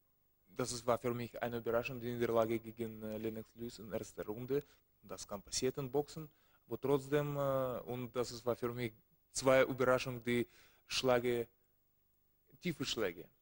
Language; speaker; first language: German; non-native, learner; Russian